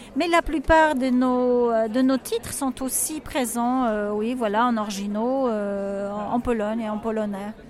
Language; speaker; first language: French; non-native, fluent; Polish